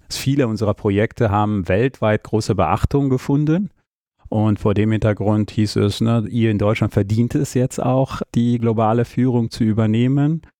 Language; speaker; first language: German; early bilingual, other home language; Armenian